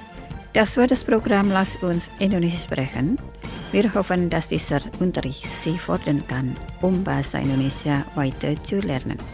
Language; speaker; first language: German; non-native, fluent; Indonesian